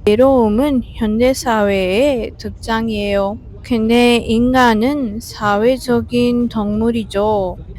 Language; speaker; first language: Korean; non-native, fluent; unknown